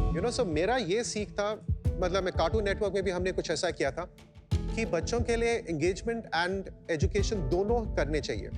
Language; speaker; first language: Hindi; native; Hindi